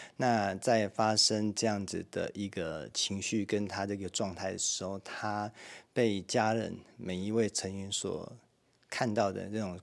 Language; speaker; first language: Chinese; native; Chinese